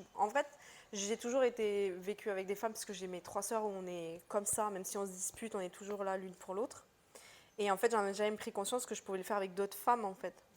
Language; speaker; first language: French; early bilingual, other home language; Portuguese